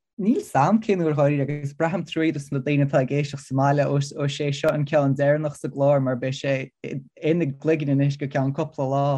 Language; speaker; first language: Irish; non-native, local second language; English